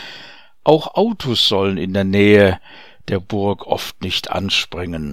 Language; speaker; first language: German; native; German